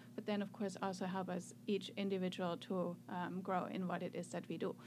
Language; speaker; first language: English; non-native, fluent; German